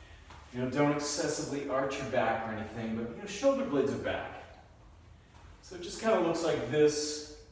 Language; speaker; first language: English; native; English